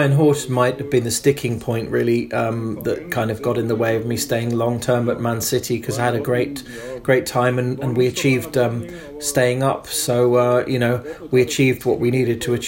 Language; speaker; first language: English; non-native, fluent; German